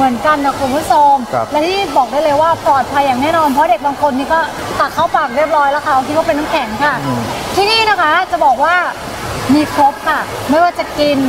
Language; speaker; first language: Thai; native; Thai